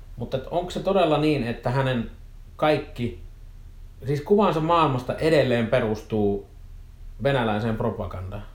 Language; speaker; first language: Finnish; native; Finnish